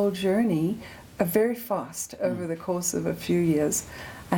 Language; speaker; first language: English; native; English